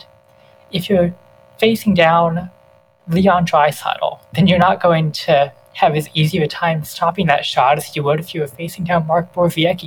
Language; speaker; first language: English; native; English